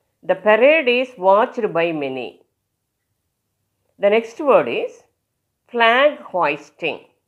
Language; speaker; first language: English; non-native, local second language; Tamil